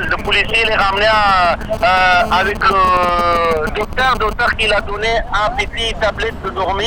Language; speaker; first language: French; non-native, learner; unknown